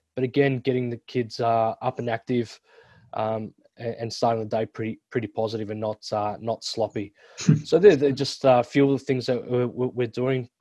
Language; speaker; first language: English; native; English